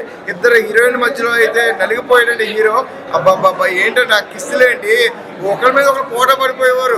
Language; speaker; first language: Telugu; native; Telugu